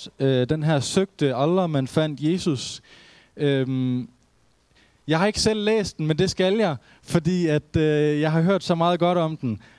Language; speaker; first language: Danish; native; Danish